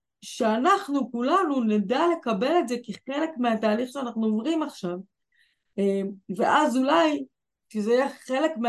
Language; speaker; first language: Hebrew; native; Hebrew